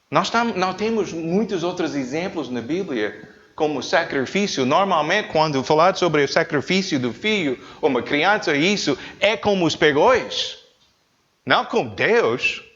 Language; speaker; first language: Portuguese; non-native, learner; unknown